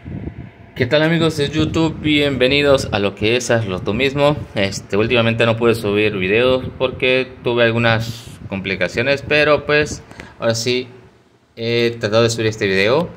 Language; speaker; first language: Spanish; native; Spanish